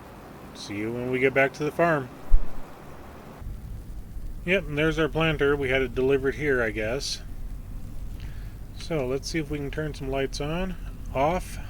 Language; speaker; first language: English; native; English